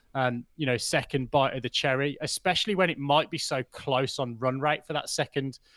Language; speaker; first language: English; native; English